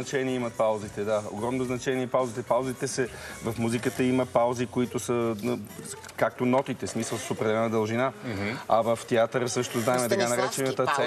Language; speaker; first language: Bulgarian; native; Bulgarian